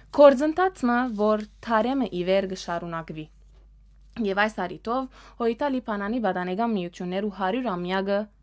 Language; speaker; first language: Armenian; early bilingual, heritage; Armenian